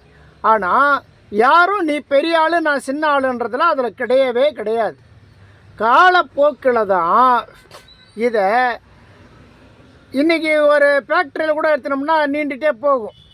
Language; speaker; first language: Tamil; native; Tamil